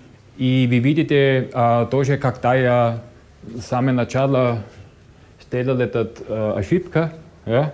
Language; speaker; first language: Russian; non-native, learner; German